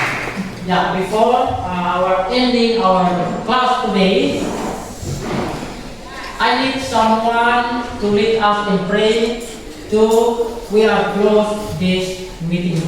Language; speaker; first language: English; non-native, learner; Indonesian